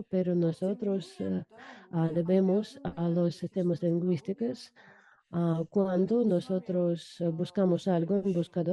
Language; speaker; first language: Spanish; non-native, fluent; Russian